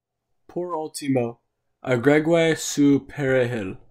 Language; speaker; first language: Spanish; non-native, learner; English